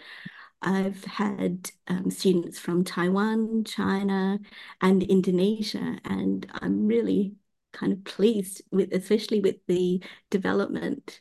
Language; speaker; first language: English; native; English